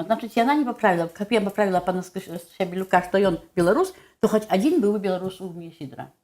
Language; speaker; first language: Polish; non-native, local second language; Belarusian